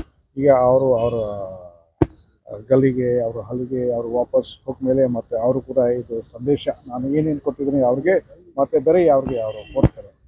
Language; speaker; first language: Kannada; non-native, fluent; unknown